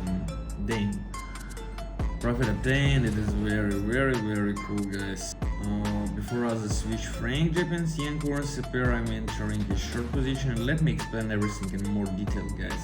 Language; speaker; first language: English; non-native, fluent; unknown